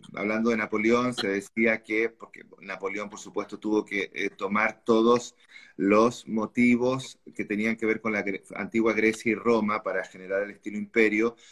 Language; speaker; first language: Spanish; native; Spanish